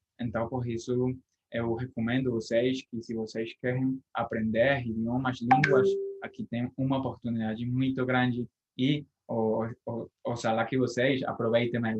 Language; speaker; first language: Portuguese; non-native, fluent; Spanish